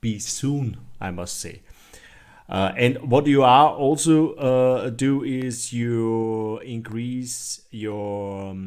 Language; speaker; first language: English; non-native, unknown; German